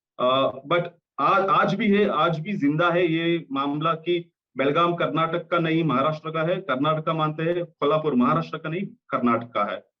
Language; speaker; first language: Hindi; non-native, local second language; Kannada